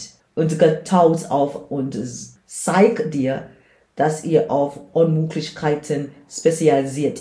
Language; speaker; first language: German; non-native, learner; English